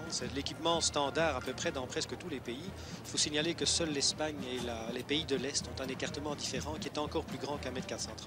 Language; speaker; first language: French; native; French